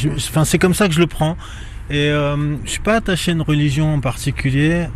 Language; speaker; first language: French; native; French